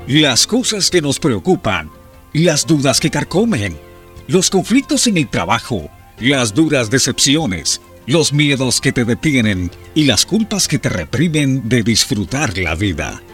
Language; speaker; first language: Spanish; native; Spanish